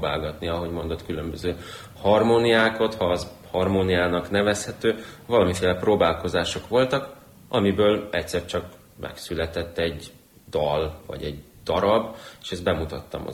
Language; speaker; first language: Hungarian; early bilingual, other home language; Ukrainian